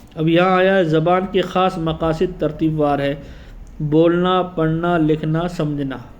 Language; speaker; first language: Urdu; native; Urdu